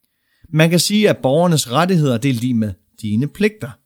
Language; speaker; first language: Danish; native; Danish